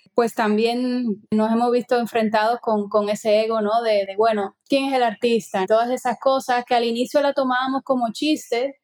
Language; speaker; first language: Spanish; native; Spanish